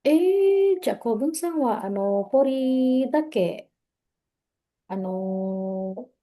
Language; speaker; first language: Japanese; non-native, fluent; Indonesian